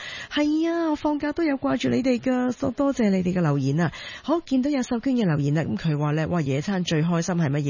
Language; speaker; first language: Cantonese; native; Cantonese